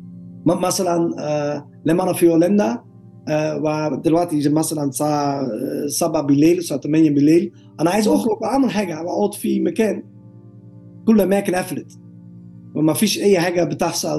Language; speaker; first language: Arabic; non-native, learner; Dutch